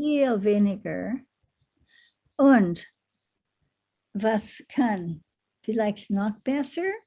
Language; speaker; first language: German; non-native, learner; English